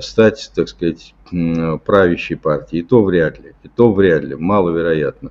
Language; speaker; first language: Russian; native; Russian